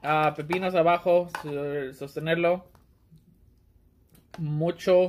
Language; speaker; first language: Spanish; early bilingual, heritage; Spanish